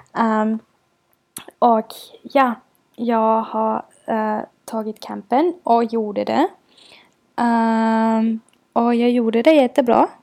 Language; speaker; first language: Swedish; non-native, learner; German